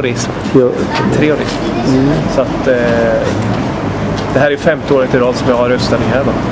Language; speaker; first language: Swedish; native; Swedish